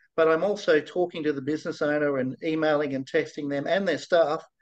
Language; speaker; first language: English; native; English